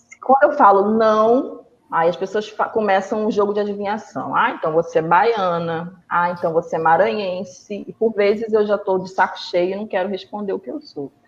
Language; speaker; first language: Portuguese; native; Portuguese